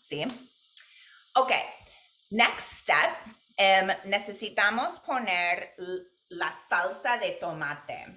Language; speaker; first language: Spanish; non-native, fluent; English